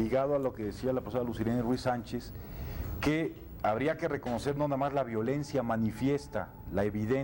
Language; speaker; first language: Spanish; native; Spanish